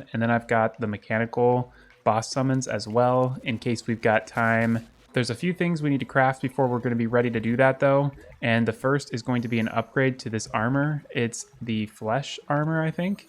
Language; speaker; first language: English; native; English